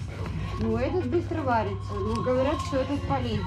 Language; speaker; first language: Russian; native; Russian